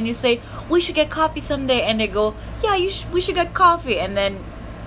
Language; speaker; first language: English; non-native, fluent; Portuguese